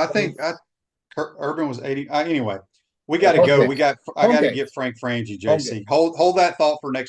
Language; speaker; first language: English; native; English